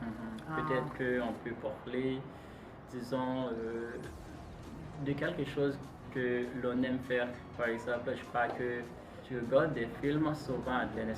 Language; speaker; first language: French; non-native, local second language; Haitian Creole